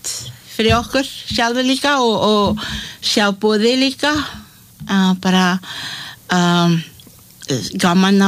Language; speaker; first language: Icelandic; non-native, learner; Malay